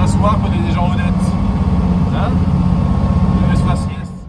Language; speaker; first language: French; native; French